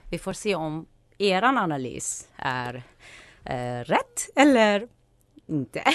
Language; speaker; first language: Swedish; non-native, fluent; Persian